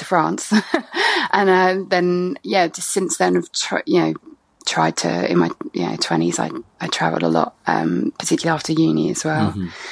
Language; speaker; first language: English; native; English